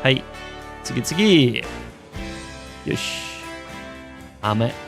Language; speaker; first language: Japanese; non-native, learner; English